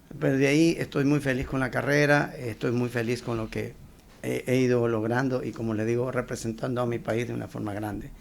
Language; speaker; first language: Spanish; native; Spanish